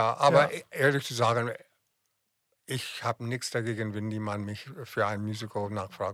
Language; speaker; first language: German; non-native, fluent; English